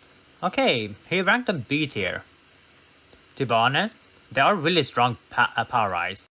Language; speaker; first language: English; non-native, fluent; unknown